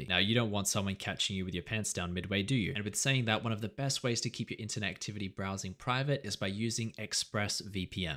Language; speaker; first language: English; native; English